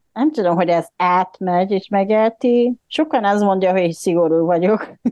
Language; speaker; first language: Hungarian; non-native, fluent; Japanese